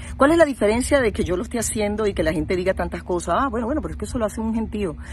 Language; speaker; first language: Spanish; native; Spanish